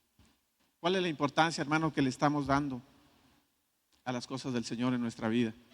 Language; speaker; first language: Spanish; native; Spanish